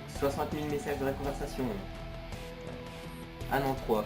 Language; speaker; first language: French; native; French